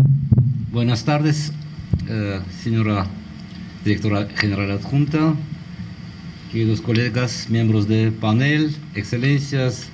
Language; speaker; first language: Spanish; non-native, fluent; Armenian